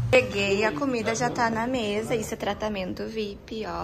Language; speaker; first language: Portuguese; native; Portuguese